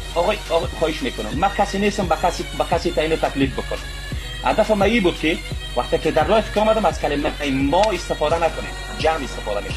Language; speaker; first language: Persian; native; Persian